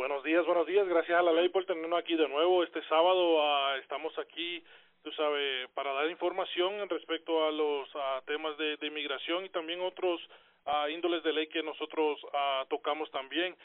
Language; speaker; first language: Spanish; early bilingual, heritage; Spanish